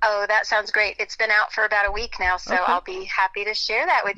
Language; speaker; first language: English; native; English